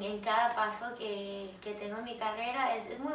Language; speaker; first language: Spanish; early bilingual, heritage; English